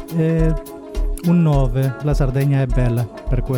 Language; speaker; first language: Italian; non-native, learner; Spanish